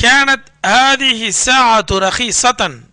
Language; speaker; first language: Arabic; non-native, fluent; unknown